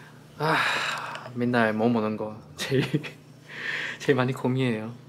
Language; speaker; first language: Korean; non-native, fluent; Chinese